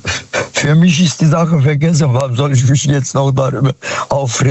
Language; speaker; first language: German; non-native, fluent; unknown